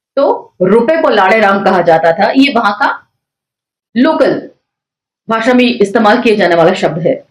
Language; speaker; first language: Hindi; native; Hindi